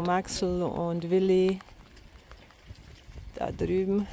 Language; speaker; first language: German; non-native, fluent; Bosnian